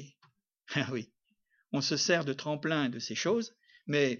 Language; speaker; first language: French; native; French